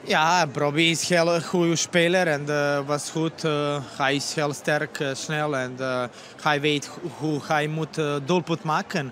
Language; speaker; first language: Dutch; non-native, learner; Serbian